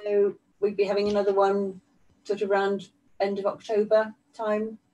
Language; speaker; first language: English; native; English